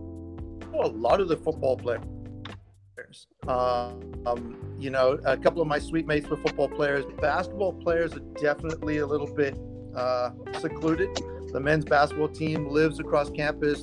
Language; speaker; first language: English; native; English